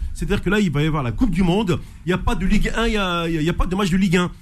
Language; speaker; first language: French; non-native, local second language; Arabic